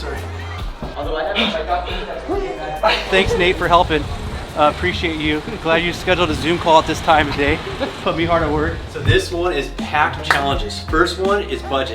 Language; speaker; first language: English; native; English